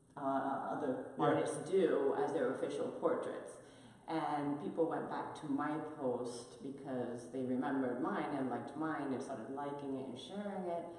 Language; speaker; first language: English; non-native, fluent; Spanish